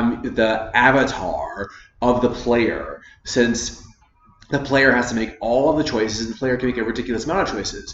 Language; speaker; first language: English; native; English